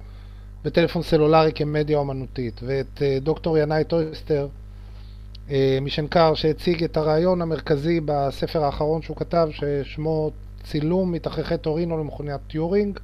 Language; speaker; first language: Hebrew; native; Hebrew